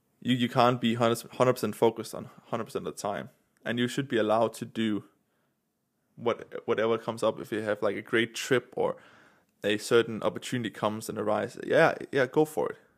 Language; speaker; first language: English; non-native, fluent; Danish